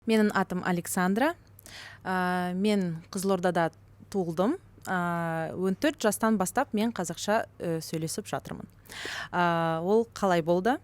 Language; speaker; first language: Kazakh; non-native, local second language; Russian